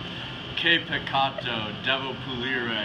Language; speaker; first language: Italian; non-native, learner; English